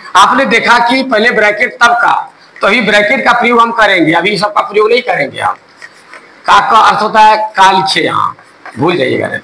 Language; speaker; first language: Hindi; native; Hindi